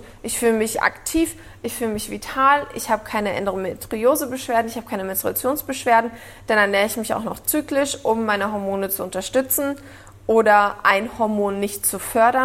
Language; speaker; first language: German; native; German